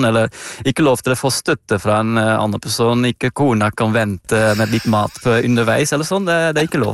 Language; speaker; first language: Norwegian; non-native, fluent; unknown